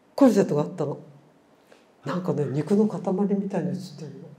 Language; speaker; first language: Japanese; native; Japanese